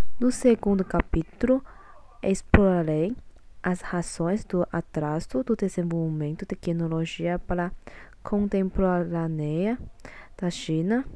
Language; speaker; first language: Portuguese; non-native, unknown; Chinese